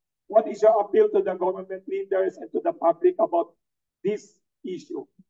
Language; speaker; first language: English; non-native, local second language; Filipino